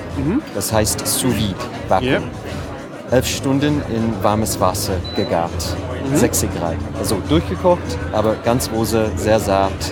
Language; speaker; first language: German; non-native, fluent; French